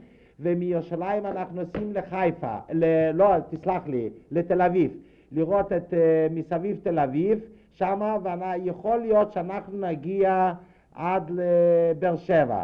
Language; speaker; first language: Hebrew; non-native, fluent; Yiddish